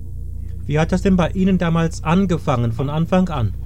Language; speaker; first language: German; native; German